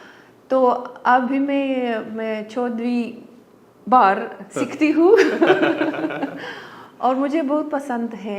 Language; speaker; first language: Hindi; non-native, learner; Lithuanian